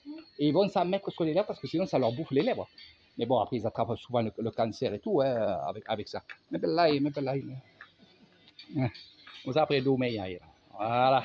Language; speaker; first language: French; native; French